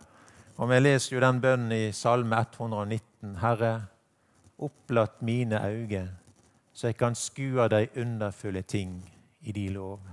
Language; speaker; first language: Norwegian; native; Norwegian